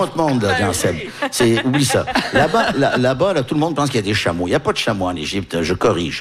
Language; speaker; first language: French; early bilingual, other home language; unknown